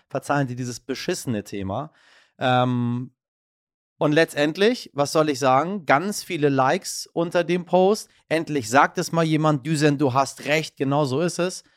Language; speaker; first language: German; early bilingual, other home language; Persian